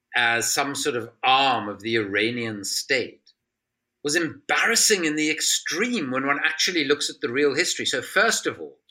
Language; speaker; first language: English; native; English